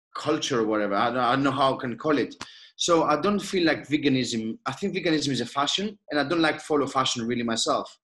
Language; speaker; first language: English; non-native, fluent; Greek